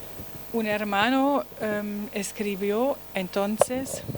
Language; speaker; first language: Spanish; non-native, learner; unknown